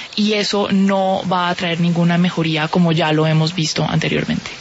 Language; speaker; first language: Spanish; native; Spanish